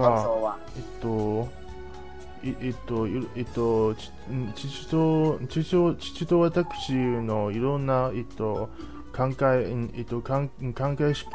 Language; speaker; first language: Japanese; non-native, learner; Chinese